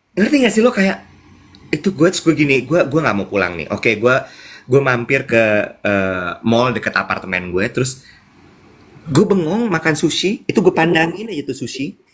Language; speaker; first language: Indonesian; native; Indonesian